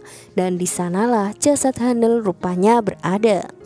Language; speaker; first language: Indonesian; native; Indonesian